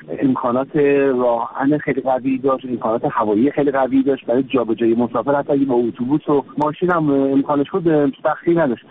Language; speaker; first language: Persian; native; Persian